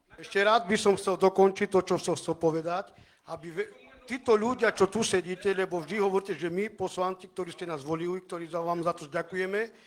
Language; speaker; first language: Slovak; non-native, local second language; Romany